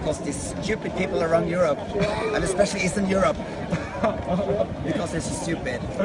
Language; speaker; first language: English; non-native, learner; Spanish